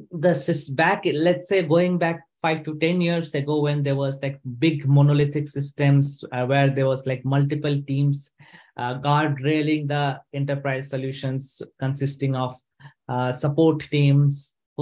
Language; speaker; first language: English; non-native, local second language; Bangla